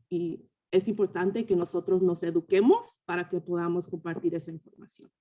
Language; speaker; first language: Spanish; early bilingual, heritage; Spanish